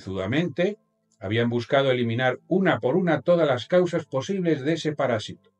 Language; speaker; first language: Spanish; native; Spanish